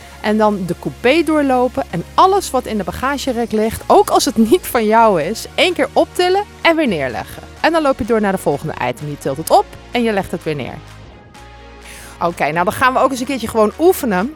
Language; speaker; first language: Dutch; native; Dutch